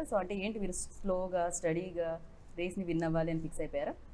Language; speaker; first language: Telugu; native; Telugu